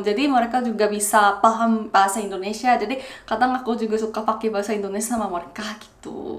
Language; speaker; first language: Indonesian; non-native, fluent; Korean